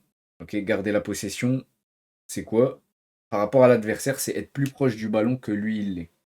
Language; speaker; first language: French; native; French